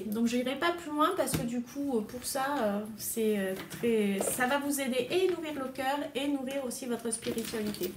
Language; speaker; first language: French; native; French